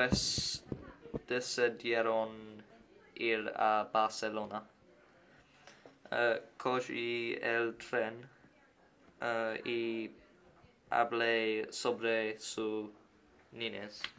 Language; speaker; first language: Spanish; non-native, learner; English